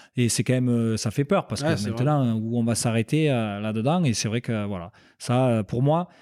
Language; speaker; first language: French; native; French